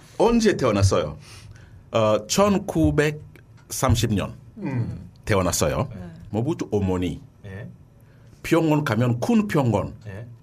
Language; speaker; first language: Korean; non-native, learner; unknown